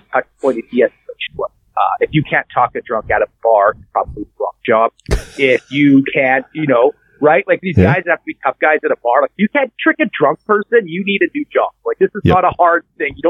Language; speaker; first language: English; native; English